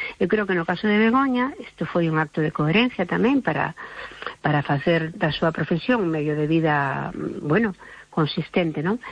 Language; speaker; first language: Galician; non-native, local second language; Spanish